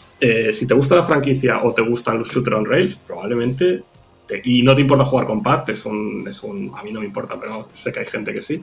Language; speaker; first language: Spanish; native; Spanish